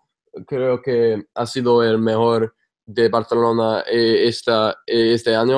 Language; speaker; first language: Spanish; non-native, fluent; English